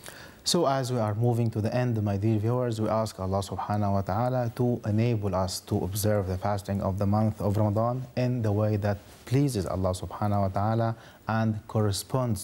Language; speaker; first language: English; non-native, fluent; Arabic